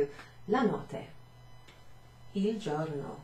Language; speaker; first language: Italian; non-native, fluent; English